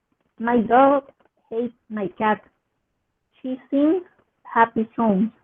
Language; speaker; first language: English; non-native, learner; Spanish